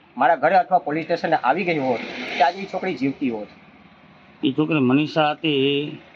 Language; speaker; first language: Gujarati; native; Gujarati